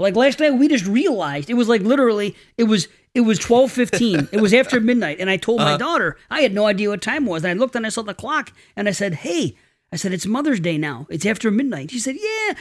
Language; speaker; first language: English; native; English